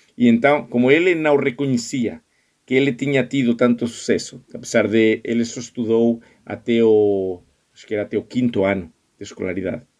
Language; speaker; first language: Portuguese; non-native, fluent; Spanish